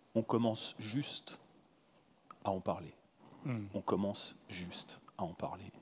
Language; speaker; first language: French; native; French